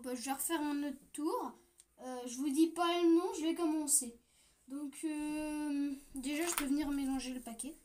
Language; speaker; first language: French; native; French